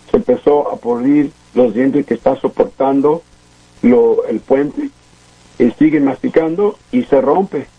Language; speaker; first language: Spanish; early bilingual, heritage; Spanish